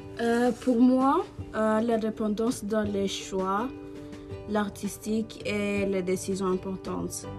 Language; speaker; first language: French; non-native, learner; Norwegian